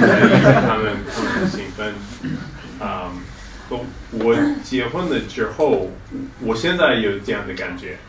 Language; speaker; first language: Chinese; non-native, fluent; English